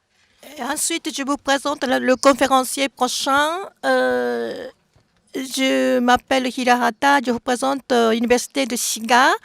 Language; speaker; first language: French; non-native, fluent; Japanese